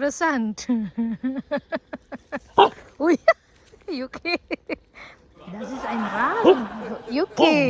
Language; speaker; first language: German; non-native, learner; Cebuano